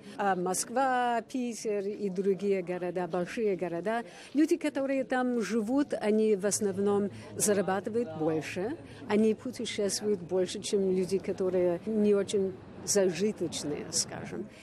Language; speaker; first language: Russian; non-native, fluent; English